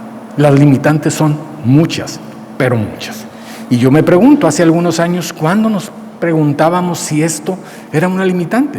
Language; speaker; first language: Spanish; native; Spanish